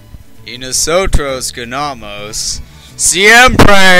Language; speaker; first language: Spanish; non-native, learner; English